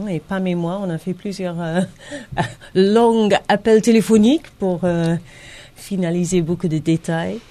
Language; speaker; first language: French; non-native, fluent; English